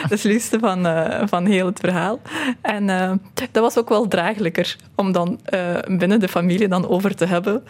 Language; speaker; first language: Dutch; early bilingual, other home language; Russian